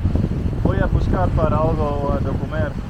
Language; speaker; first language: Spanish; non-native, learner; English